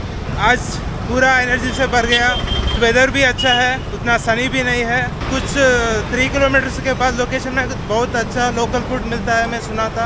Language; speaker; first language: Hindi; non-native, local second language; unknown